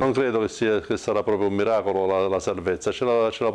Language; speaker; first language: Italian; native; Italian